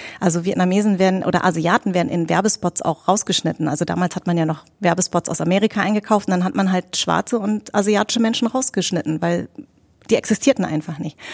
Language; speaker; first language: German; native; German